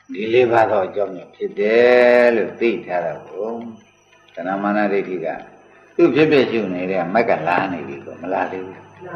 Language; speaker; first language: Burmese; native; Burmese